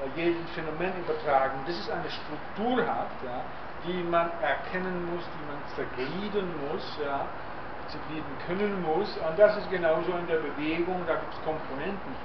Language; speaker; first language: German; non-native, fluent; Czech